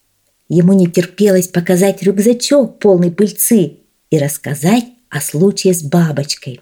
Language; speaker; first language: Russian; native; Russian